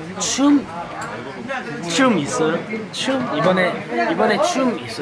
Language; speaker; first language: Korean; non-native, learner; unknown